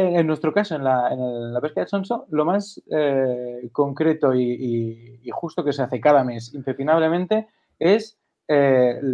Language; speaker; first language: Spanish; non-native, local second language; Catalan